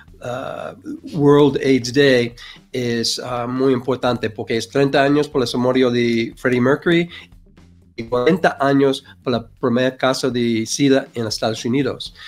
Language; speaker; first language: Spanish; non-native, learner; English